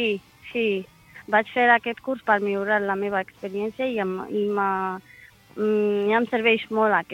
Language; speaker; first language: Catalan; non-native, learner; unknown